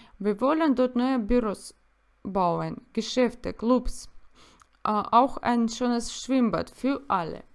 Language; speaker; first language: German; non-native, learner; Russian